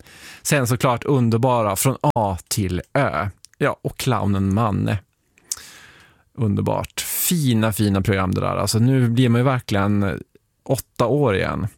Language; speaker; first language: Swedish; native; Swedish